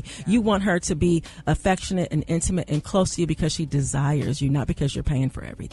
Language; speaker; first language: English; native; English